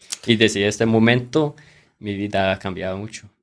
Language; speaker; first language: Spanish; non-native, fluent; English